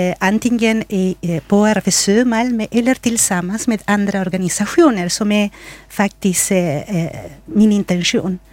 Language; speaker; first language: Swedish; non-native, fluent; Spanish